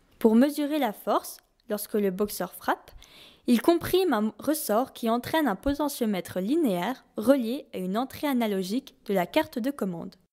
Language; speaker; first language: French; native; French